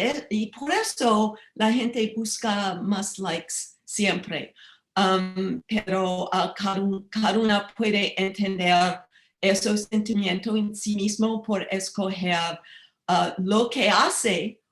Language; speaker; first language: Spanish; non-native, learner; English